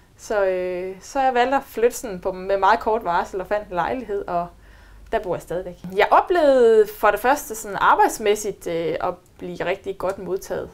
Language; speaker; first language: Danish; native; Danish